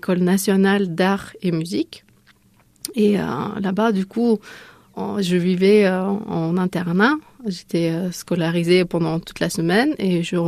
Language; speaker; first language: French; non-native, fluent; Lithuanian